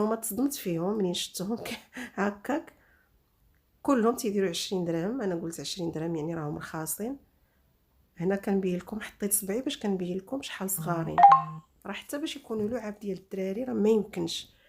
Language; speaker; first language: Arabic; native; Arabic